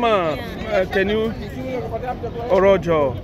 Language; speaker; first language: English; non-native, learner; Lingala